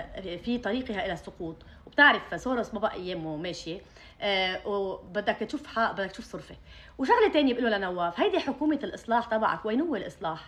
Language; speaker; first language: Arabic; native; Arabic